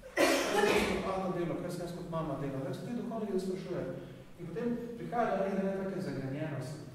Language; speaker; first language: Slovenian; native; Slovenian